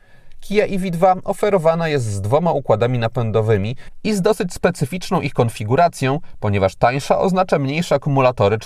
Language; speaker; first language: Polish; native; Polish